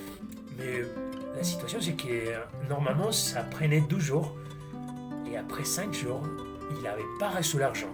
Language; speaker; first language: French; non-native, fluent; Spanish